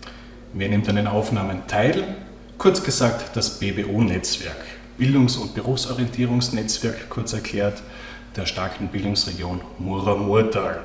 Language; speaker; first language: German; native; German